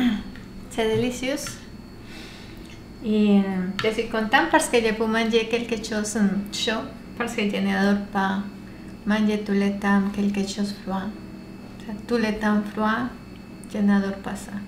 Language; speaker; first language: French; non-native, learner; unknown